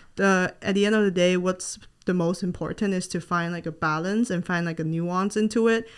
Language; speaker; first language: English; non-native, local second language; Cantonese